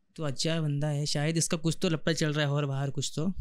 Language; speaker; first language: Hindi; non-native, local second language; Telugu